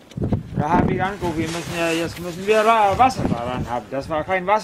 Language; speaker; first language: German; non-native, learner; Danish